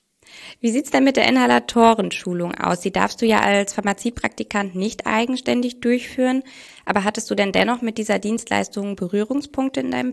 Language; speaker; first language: German; native; German